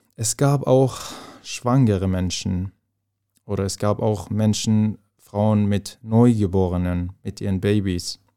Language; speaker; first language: German; non-native, fluent; Persian